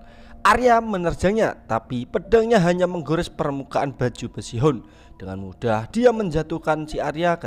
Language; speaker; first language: Indonesian; native; Indonesian